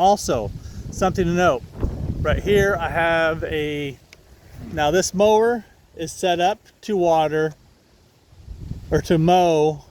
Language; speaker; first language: English; native; English